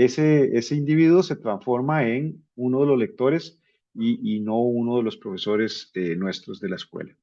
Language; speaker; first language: Spanish; native; Spanish